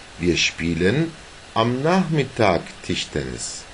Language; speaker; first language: German; non-native, fluent; Turkish